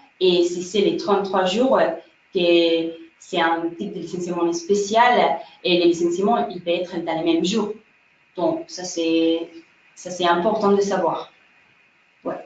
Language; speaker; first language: French; non-native, fluent; Spanish